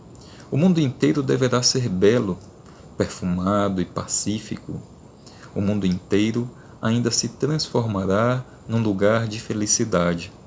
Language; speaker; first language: Portuguese; native; Portuguese